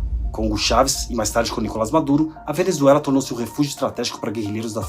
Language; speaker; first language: Portuguese; native; Portuguese